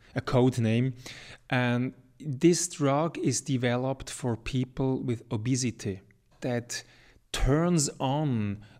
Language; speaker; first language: English; non-native, fluent; German